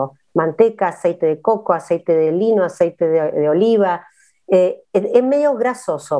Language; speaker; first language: Spanish; native; Spanish